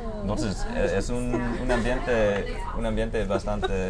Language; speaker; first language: Spanish; non-native, fluent; English